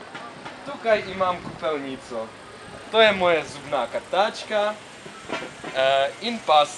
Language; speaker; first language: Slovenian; non-native, learner; Czech